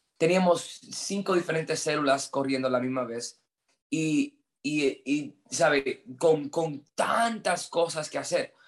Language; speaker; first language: Spanish; non-native, fluent; English